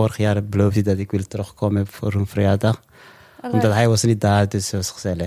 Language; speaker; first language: Dutch; non-native, local second language; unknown